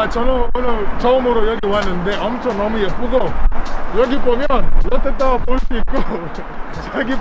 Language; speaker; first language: Korean; non-native, learner; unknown